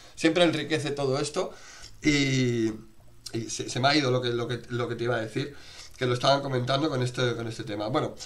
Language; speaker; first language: Spanish; native; Spanish